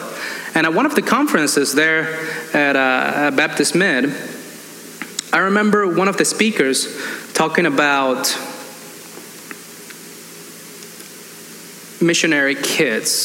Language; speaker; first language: English; non-native, fluent; Spanish